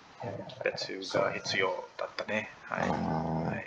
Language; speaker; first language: Japanese; non-native, learner; English